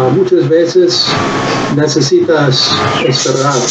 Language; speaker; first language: Spanish; non-native, learner; English